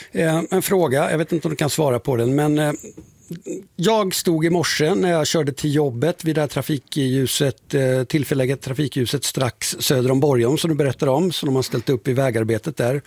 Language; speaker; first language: Swedish; native; Swedish